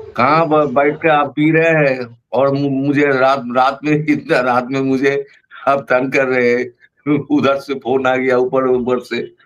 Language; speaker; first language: Hindi; non-native, local second language; Bangla